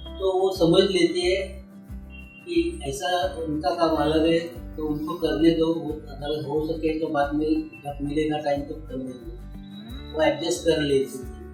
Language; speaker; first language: Hindi; non-native, local second language; Marathi